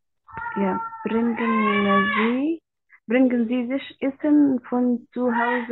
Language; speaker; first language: German; non-native, learner; Arabic